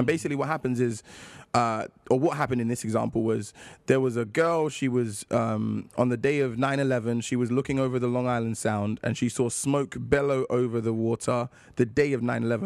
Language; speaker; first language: English; native; English